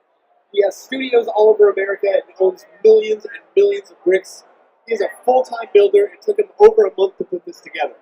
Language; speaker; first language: English; native; English